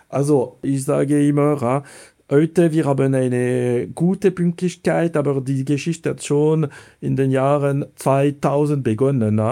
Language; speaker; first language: German; non-native, fluent; Italian